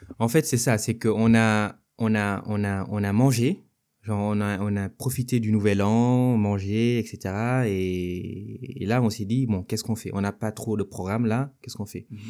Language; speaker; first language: French; non-native, local second language; Wolof